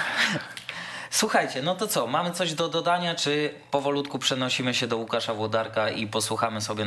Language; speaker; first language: Polish; native; Polish